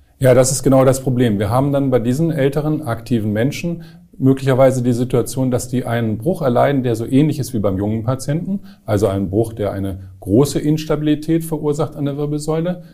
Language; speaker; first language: German; native; German